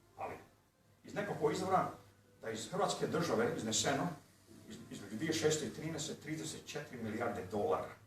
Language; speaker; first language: Bosnian; early bilingual, heritage; Croatian